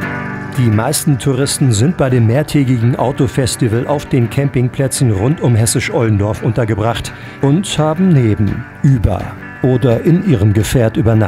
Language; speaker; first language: German; native; German